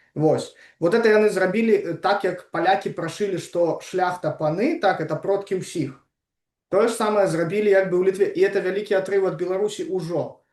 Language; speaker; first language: Belarusian; non-native, local second language; Russian